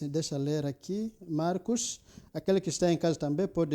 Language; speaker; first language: Portuguese; non-native, local second language; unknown